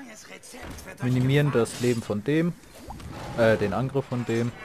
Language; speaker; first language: German; native; German